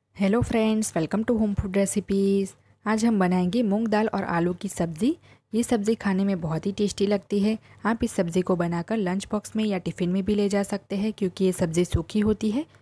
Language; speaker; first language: Hindi; non-native, local second language; Gujarati